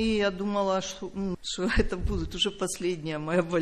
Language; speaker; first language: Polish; non-native, learner; Russian